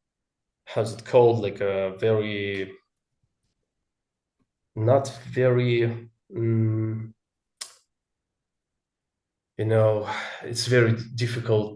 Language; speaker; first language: English; non-native, learner; Russian